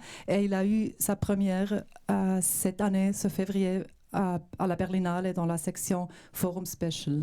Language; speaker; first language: French; non-native, local second language; German